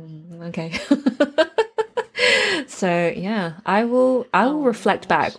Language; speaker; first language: English; native; English